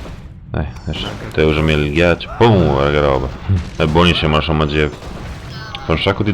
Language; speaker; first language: Italian; native; Italian